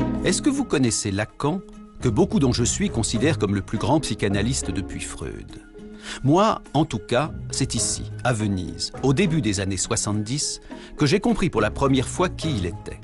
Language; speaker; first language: French; native; French